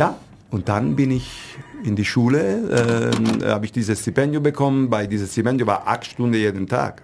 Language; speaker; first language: German; non-native, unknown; Italian